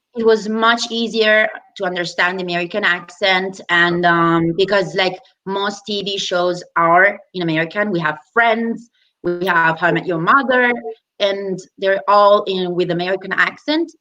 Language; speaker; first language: English; non-native, fluent; Italian